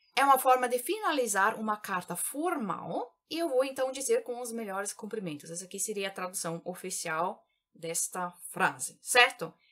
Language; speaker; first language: Portuguese; native; Portuguese